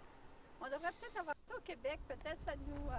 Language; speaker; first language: French; native; French